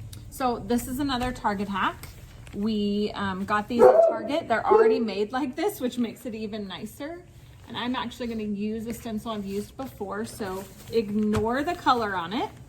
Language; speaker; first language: English; native; English